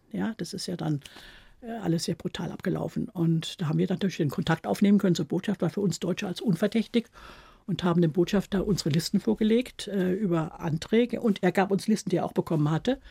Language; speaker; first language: German; native; German